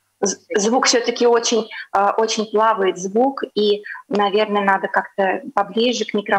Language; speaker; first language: Russian; native; Russian